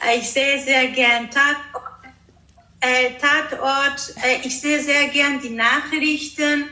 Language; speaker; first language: German; non-native, fluent; Greek